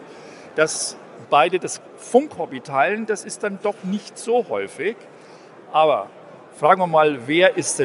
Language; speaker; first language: German; native; German